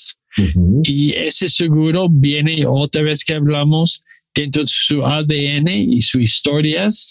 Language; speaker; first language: Spanish; non-native, learner; English